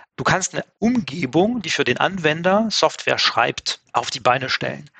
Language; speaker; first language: German; non-native, fluent; French